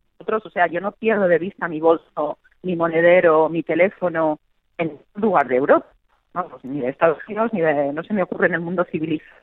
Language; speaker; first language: Spanish; native; Spanish